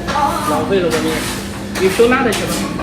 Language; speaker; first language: Chinese; native; Chinese